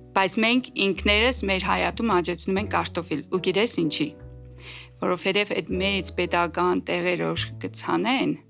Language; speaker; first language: Armenian; native; Armenian